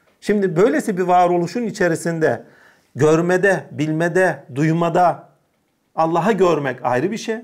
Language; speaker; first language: Turkish; native; Turkish